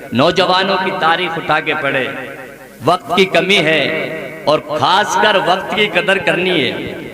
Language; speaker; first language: Urdu; native; Urdu